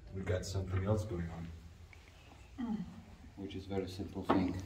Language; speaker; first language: English; non-native, fluent; Hungarian